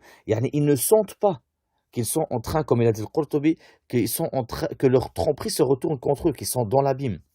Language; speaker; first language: French; native; French